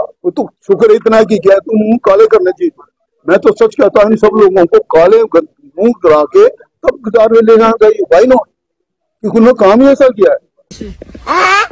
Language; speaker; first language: Hindi; native; Hindi